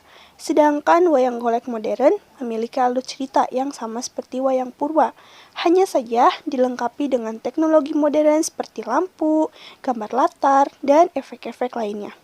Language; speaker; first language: Indonesian; native; Indonesian